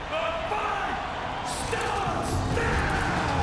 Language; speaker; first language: English; native; English